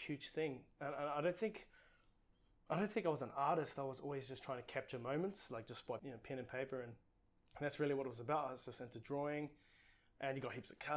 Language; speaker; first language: English; non-native, local second language; Māori